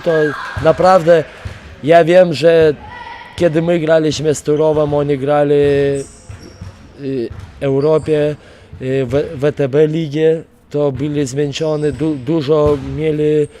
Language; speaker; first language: Polish; non-native, fluent; Lithuanian